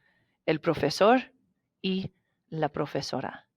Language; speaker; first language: Spanish; non-native, fluent; English